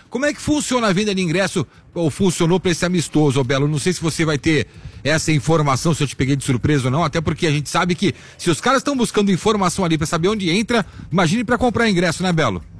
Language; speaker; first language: Portuguese; native; Portuguese